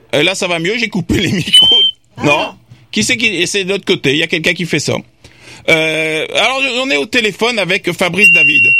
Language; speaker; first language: French; native; French